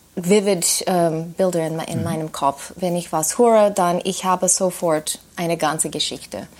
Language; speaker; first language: German; non-native, fluent; English